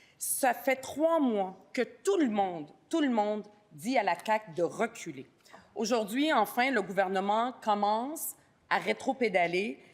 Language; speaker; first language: French; early bilingual, other home language; Arabic